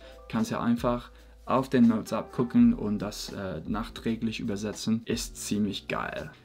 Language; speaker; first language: German; non-native, fluent; English